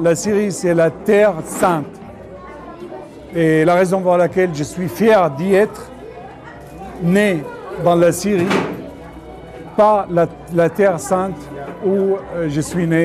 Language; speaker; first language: French; non-native, fluent; Arabic